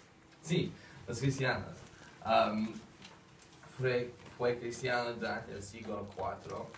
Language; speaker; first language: Spanish; non-native, learner; English